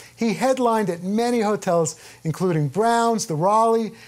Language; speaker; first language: English; native; English